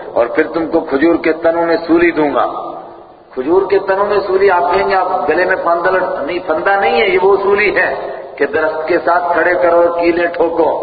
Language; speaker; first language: Urdu; native; Urdu